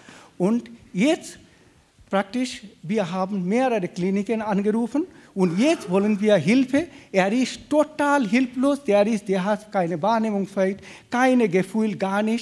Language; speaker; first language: German; non-native, fluent; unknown